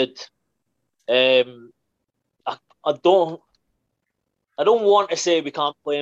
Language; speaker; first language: English; native; English